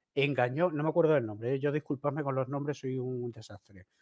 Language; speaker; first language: Spanish; native; Spanish